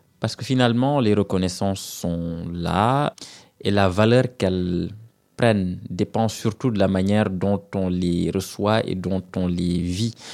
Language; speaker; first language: French; non-native, local second language; Serer